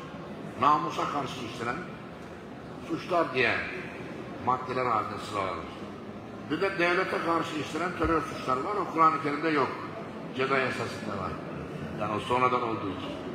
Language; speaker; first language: Turkish; native; Turkish